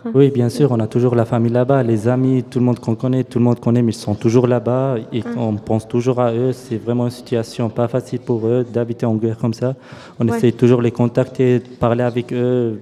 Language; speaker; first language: French; non-native, fluent; Arabic